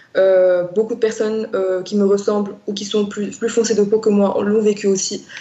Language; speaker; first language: French; non-native, local second language; Arabic